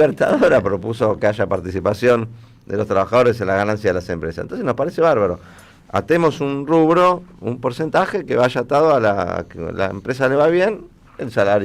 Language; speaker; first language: Spanish; native; Spanish